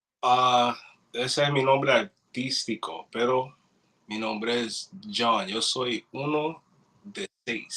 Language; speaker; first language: Spanish; early bilingual, heritage; English